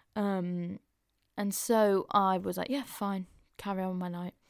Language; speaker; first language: English; native; English